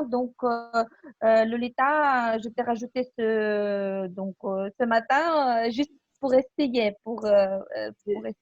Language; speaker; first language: French; non-native, fluent; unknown